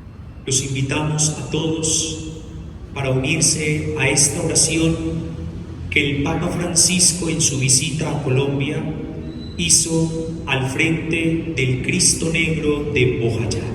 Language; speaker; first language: Spanish; native; Spanish